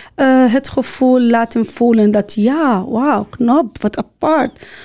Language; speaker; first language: Dutch; non-native, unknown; Arabic